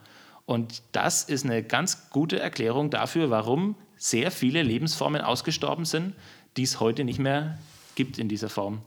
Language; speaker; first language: German; native; German